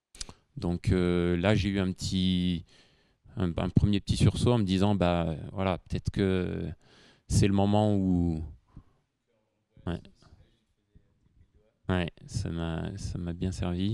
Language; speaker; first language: French; native; French